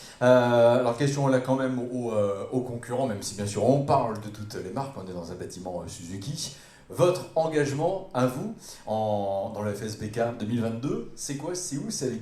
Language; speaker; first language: French; native; French